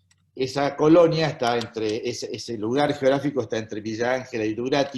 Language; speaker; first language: Spanish; native; Spanish